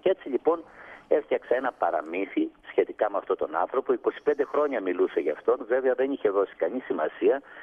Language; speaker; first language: Greek; native; Greek